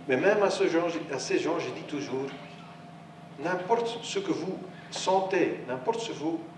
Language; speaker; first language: French; non-native, local second language; Dutch